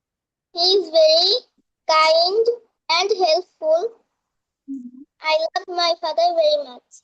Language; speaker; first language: English; non-native, learner; Bangla